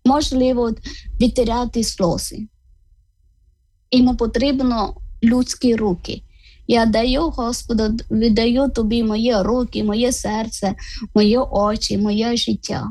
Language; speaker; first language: Ukrainian; non-native, learner; Malayalam